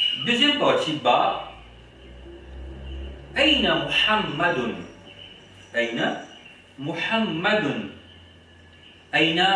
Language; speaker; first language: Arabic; non-native, learner; Haitian Creole